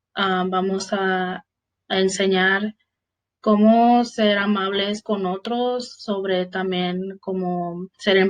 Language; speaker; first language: Spanish; early bilingual, heritage; Spanish